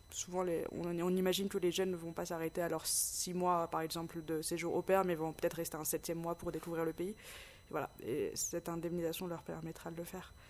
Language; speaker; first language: French; native; French